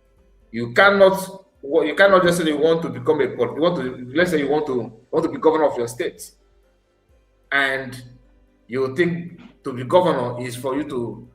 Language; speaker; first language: English; non-native, local second language; Igbo